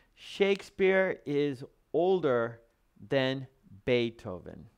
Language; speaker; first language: English; native; English